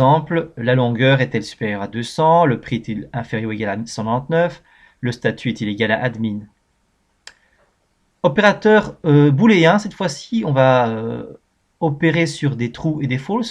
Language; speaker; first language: French; native; French